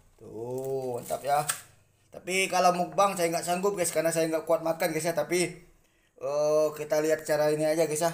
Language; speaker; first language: Indonesian; non-native, local second language; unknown